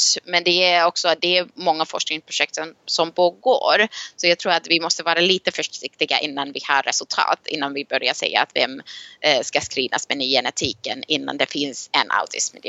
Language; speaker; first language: Swedish; non-native, local second language; Finnish